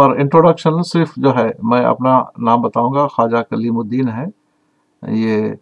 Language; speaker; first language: Urdu; native; Urdu